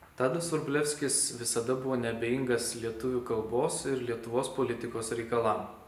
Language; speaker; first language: Lithuanian; native; Lithuanian